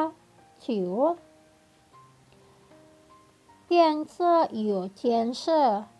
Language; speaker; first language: Chinese; non-native, fluent; Indonesian